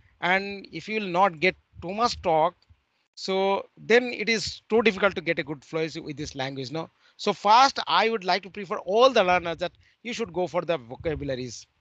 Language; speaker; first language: English; non-native, learner; Bangla